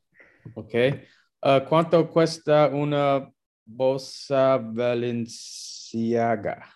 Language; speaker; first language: Spanish; non-native, learner; English